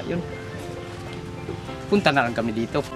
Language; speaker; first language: Filipino; non-native, local second language; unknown